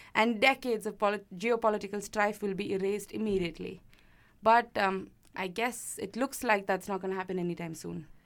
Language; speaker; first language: English; non-native, local second language; Malayalam